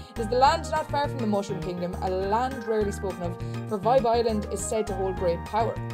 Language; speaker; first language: English; native; English